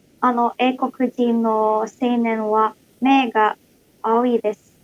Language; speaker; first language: Japanese; non-native, learner; Indonesian